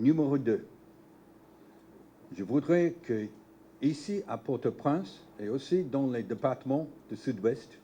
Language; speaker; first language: French; non-native, learner; English